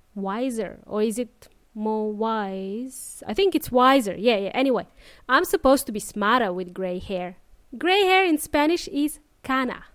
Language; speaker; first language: English; native; English